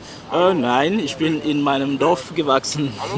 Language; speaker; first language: German; non-native, fluent; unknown